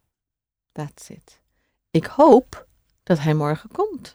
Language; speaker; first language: Dutch; non-native, fluent; English